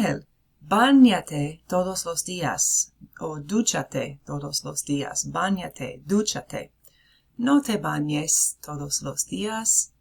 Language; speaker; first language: Spanish; non-native, fluent; English